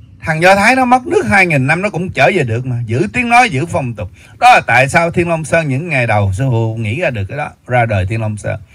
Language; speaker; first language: Vietnamese; native; Vietnamese